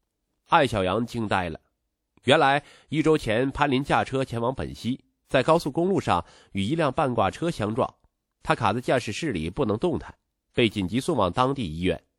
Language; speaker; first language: Chinese; native; Chinese